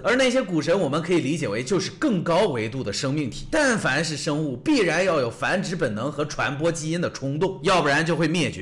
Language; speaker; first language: Chinese; native; Chinese